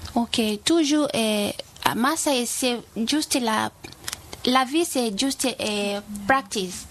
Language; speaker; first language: French; non-native, learner; Masai